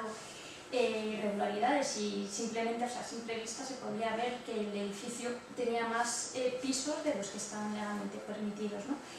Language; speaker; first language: Spanish; native; Spanish